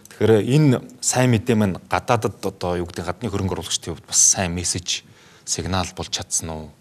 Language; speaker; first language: Mongolian; native; Mongolian